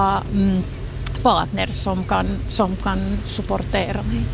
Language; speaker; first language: Swedish; non-native, local second language; Finnish